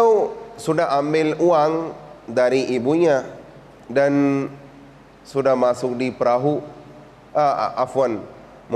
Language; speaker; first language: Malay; non-native, fluent; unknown